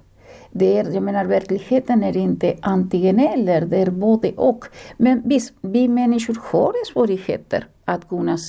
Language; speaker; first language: Swedish; non-native, fluent; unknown